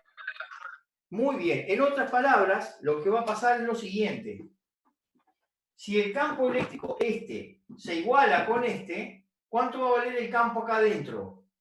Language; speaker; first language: Spanish; native; Spanish